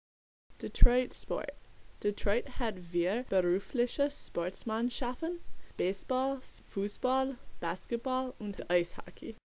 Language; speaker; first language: German; non-native, learner; English